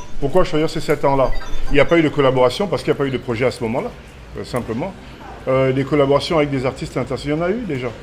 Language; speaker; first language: French; native; French